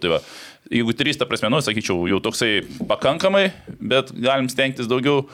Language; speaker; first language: Lithuanian; native; Lithuanian